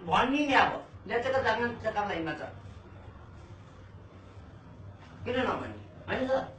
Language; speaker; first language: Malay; non-native, learner; Nepali